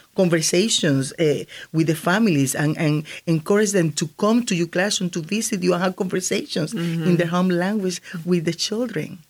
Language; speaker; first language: English; non-native, fluent; Spanish